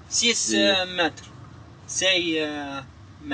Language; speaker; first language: French; non-native, learner; Arabic